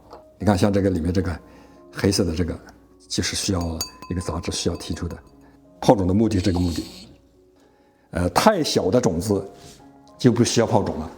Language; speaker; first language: Chinese; native; Chinese